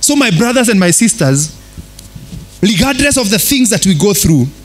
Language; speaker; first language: English; non-native, local second language; Kikuyu